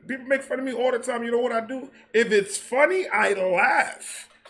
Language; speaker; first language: English; early bilingual, other home language; Spanish